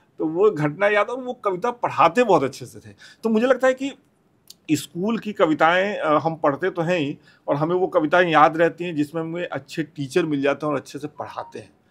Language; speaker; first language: Hindi; non-native, local second language; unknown